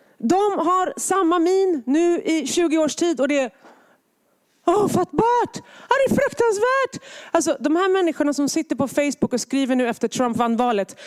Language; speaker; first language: Swedish; native; Swedish